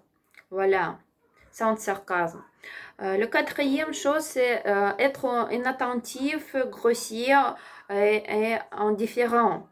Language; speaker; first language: French; non-native, learner; Ukrainian